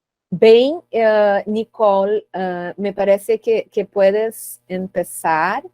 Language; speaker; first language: Spanish; non-native, learner; Portuguese